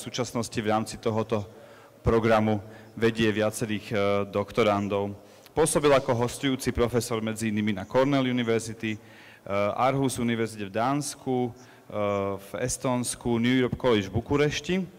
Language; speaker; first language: Slovak; native; Slovak